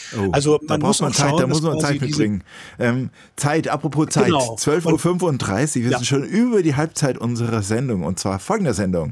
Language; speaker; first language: German; native; German